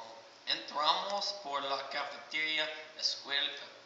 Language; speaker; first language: Spanish; non-native, learner; English